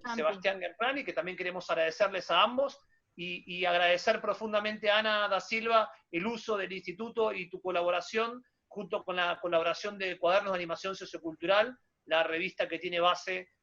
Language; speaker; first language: Spanish; native; Spanish